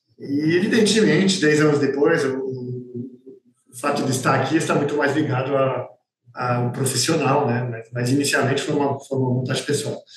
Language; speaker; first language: Portuguese; non-native, fluent; French